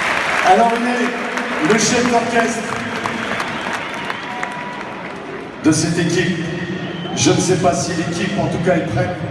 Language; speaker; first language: French; native; French